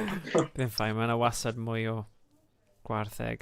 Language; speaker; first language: Welsh; native; Welsh